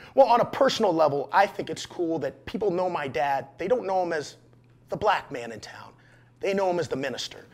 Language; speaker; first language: English; native; English